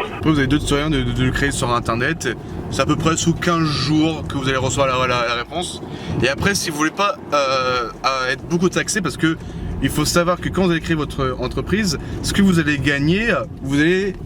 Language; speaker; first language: French; native; French